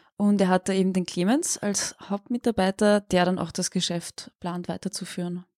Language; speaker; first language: German; native; German